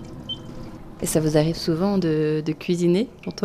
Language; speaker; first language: French; native; French